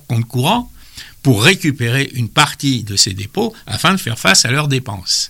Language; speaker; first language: French; native; French